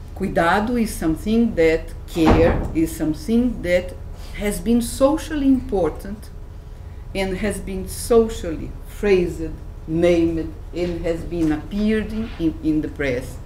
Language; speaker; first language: English; non-native, fluent; Portuguese